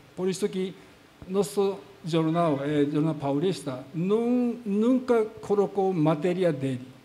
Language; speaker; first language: Portuguese; non-native, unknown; Japanese